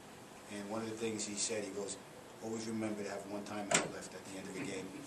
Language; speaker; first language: English; native; English